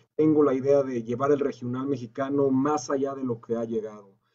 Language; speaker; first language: Spanish; native; Spanish